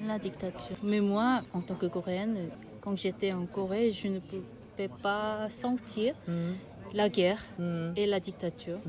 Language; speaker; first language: French; non-native, learner; Korean